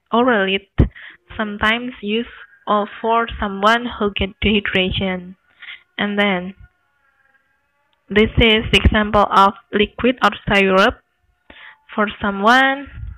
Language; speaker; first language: English; non-native, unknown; Indonesian